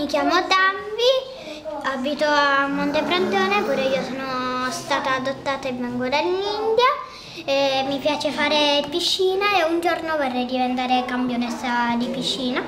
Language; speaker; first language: Italian; non-native, local second language; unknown